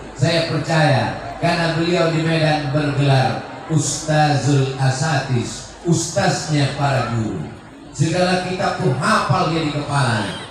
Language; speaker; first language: Indonesian; native; Indonesian